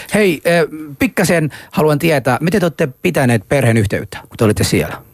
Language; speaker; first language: Finnish; non-native, fluent; Persian